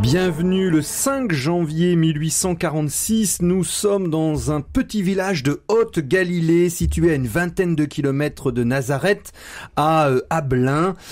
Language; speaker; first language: French; native; French